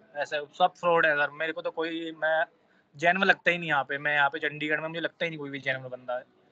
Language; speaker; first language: Hindi; native; Hindi